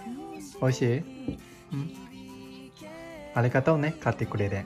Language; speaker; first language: Japanese; non-native, learner; Chinese